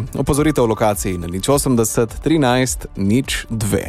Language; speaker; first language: Slovenian; native; Slovenian